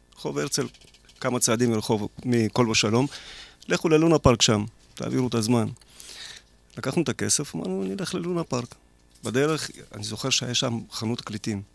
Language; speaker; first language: Hebrew; early bilingual, other home language; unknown